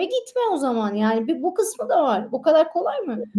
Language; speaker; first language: Turkish; native; Turkish